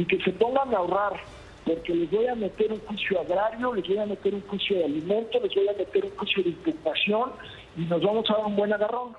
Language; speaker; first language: Spanish; native; Spanish